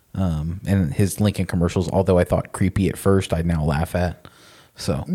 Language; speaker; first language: English; native; English